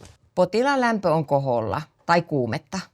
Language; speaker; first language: Finnish; native; Finnish